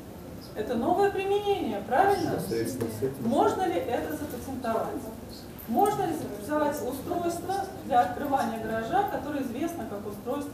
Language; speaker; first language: Russian; native; Russian